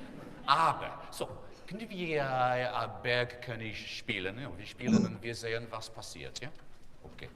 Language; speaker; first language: German; non-native, learner; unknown